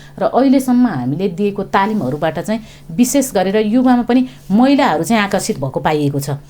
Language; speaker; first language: Nepali; native; Nepali